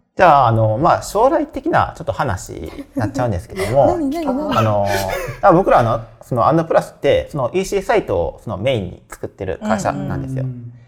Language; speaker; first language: Japanese; native; Japanese